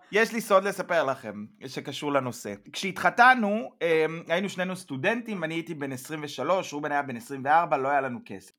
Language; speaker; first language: Hebrew; native; Hebrew